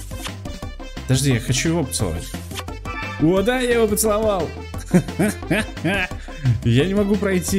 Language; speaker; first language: Russian; native; Russian